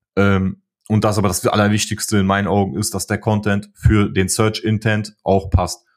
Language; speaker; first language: German; early bilingual, other home language; Polish